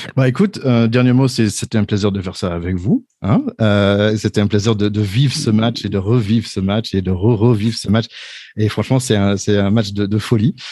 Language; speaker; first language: French; non-native, fluent; English